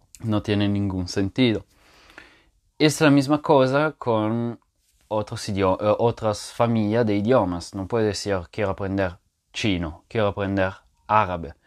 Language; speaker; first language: Spanish; non-native, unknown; French